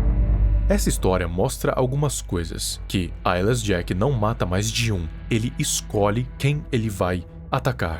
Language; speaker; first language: Portuguese; native; Portuguese